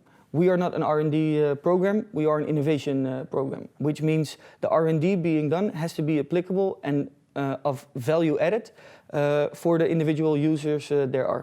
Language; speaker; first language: English; non-native, fluent; Dutch